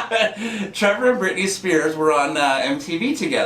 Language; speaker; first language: English; native; English